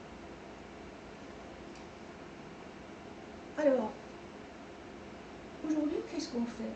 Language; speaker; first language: French; non-native, fluent; Persian